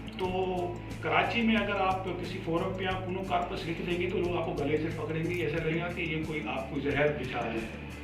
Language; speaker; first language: Urdu; non-native, local second language; Sindhi